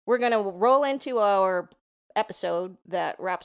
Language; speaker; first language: English; non-native, local second language; Filipino